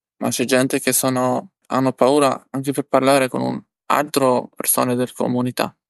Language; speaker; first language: Italian; non-native, learner; Albanian